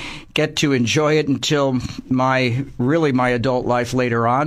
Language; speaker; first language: English; native; English